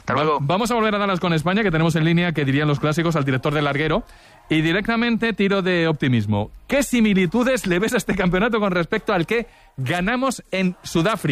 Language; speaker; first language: Spanish; native; Spanish